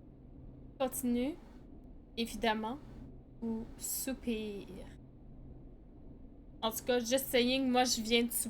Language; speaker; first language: French; native; French